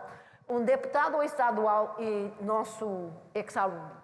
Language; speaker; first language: Portuguese; non-native, learner; English